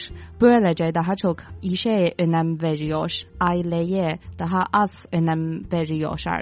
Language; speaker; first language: Turkish; non-native, fluent; Chinese